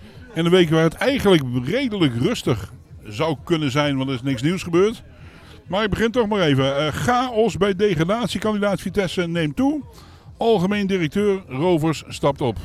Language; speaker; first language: Dutch; native; Dutch